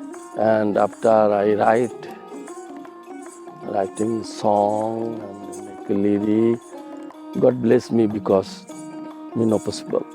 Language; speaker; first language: English; non-native, learner; Bangla